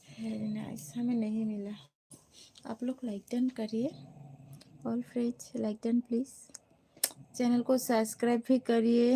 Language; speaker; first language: Hindi; non-native, local second language; Bangla